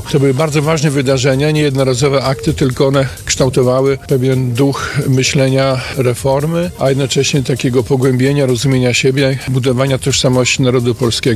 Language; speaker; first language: Polish; native; Polish